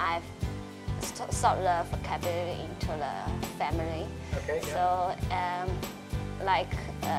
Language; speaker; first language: English; non-native, learner; Chinese